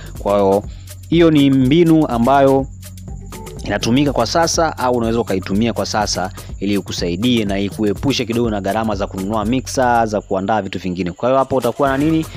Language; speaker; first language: Swahili; native; Swahili